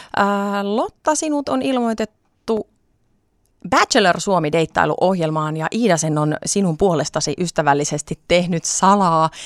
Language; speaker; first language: Finnish; native; Finnish